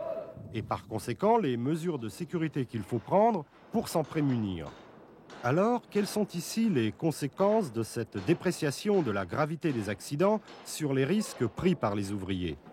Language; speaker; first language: French; native; French